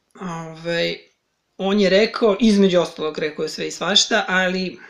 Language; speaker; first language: Serbian; native; Serbian